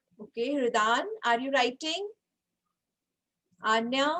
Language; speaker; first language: English; non-native, local second language; Hindi